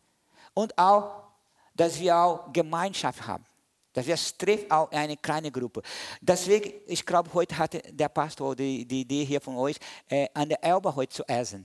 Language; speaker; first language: German; non-native, learner; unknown